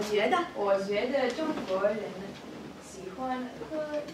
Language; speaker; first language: Chinese; non-native, learner; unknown